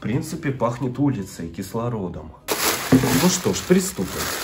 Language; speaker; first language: Russian; native; Russian